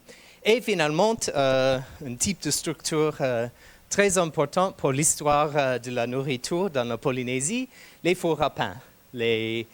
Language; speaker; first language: French; non-native, fluent; English